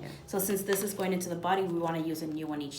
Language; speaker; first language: English; native; English